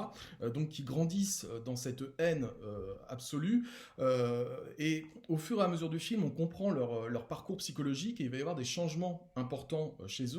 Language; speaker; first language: French; native; French